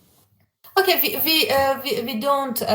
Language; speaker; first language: English; non-native, learner; Persian